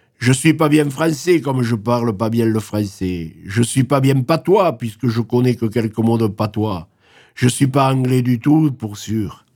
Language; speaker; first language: French; native; French